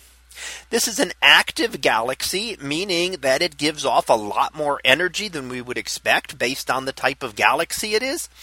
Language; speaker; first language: English; native; English